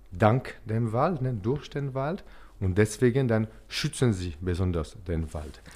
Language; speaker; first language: German; non-native, local second language; French